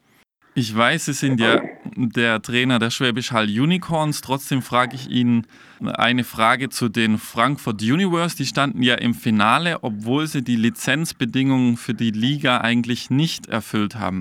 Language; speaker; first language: German; native; German